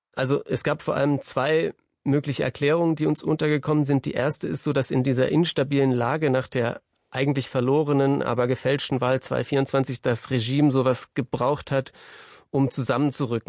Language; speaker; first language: German; native; German